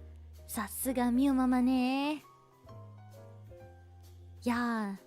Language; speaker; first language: Japanese; non-native, learner; Indonesian